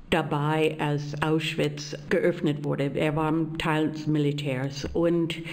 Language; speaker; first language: German; native; German